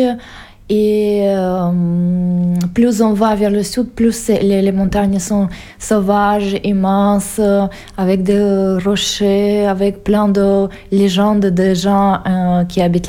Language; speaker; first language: French; non-native, fluent; Russian